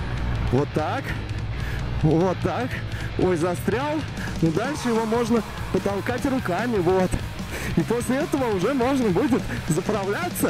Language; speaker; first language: Russian; native; Russian